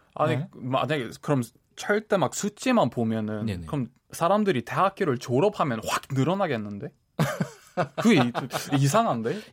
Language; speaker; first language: Korean; non-native, fluent; Swedish